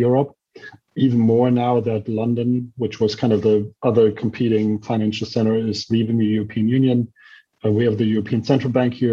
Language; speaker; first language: English; non-native, fluent; German